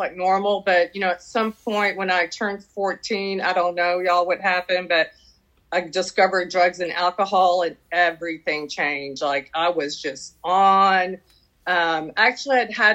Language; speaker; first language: English; early bilingual, other home language; French